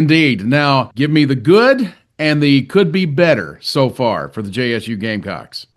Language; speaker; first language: English; native; English